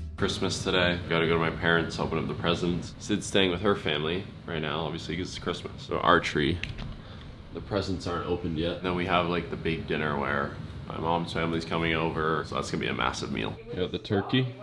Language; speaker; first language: English; native; English